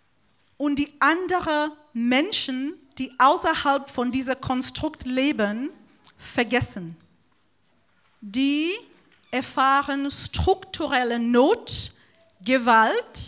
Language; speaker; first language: German; non-native, fluent; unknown